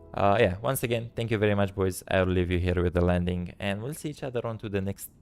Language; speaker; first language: English; non-native, fluent; Romanian